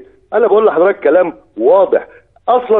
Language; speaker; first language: Arabic; native; Arabic